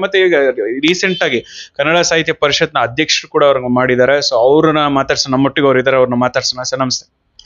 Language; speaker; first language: Kannada; native; Kannada